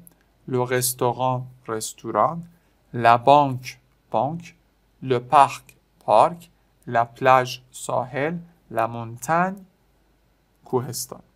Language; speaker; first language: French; non-native, fluent; Persian